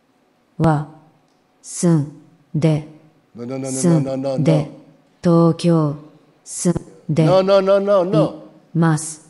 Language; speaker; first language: Japanese; non-native, learner; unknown